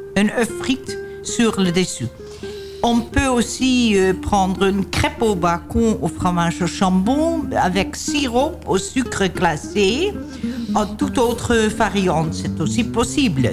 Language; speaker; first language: French; non-native, learner; Dutch